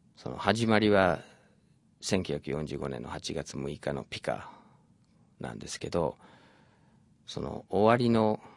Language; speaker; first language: Japanese; non-native, fluent; English